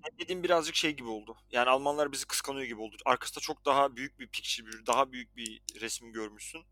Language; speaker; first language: Turkish; native; Turkish